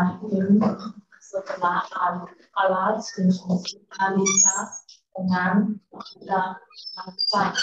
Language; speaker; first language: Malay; non-native, learner; Chinese